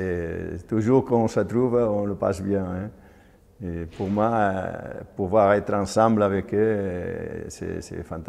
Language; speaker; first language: French; non-native, fluent; Spanish